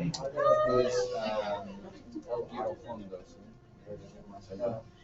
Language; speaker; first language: Spanish; non-native, fluent; English